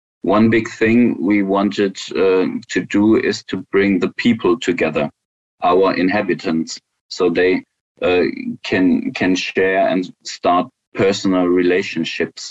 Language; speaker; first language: English; non-native, fluent; German